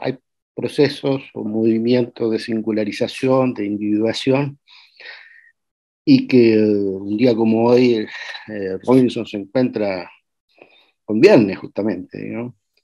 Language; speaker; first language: Spanish; native; Spanish